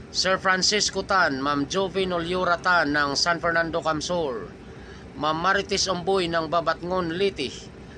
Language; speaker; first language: Filipino; non-native, local second language; Waray